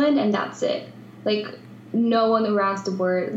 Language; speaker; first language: English; non-native, fluent; Polish